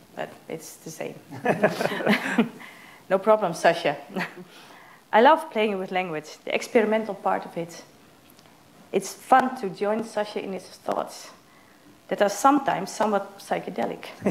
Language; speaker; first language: English; non-native, fluent; Dutch